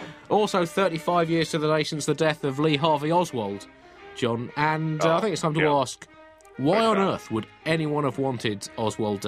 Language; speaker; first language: English; native; English